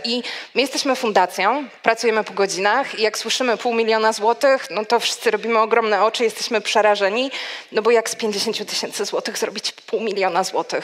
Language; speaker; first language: Polish; native; Polish